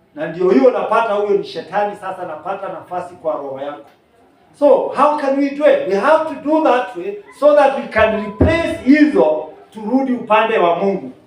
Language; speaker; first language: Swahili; non-native, local second language; Kikuyu